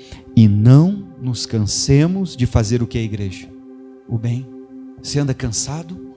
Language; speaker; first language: Portuguese; native; Portuguese